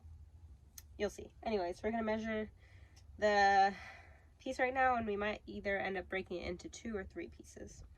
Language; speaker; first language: English; native; English